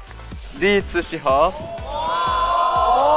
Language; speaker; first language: Chinese; non-native, learner; Japanese